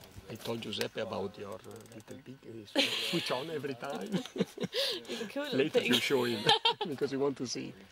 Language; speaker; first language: English; non-native, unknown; Italian